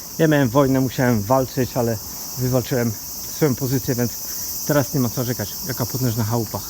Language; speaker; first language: Polish; native; Polish